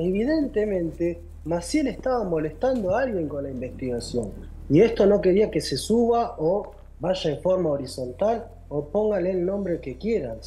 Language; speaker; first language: Spanish; native; Spanish